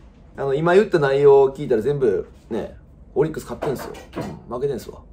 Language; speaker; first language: Japanese; native; Japanese